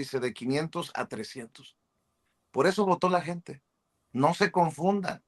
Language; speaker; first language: Spanish; native; Spanish